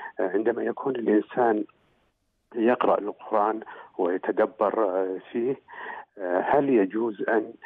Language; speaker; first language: Arabic; native; Arabic